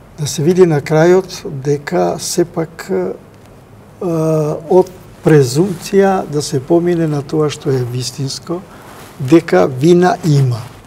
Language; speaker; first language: Macedonian; non-native, local second language; Albanian